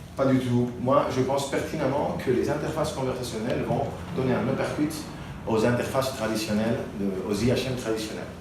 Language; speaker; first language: French; non-native, fluent; Spanish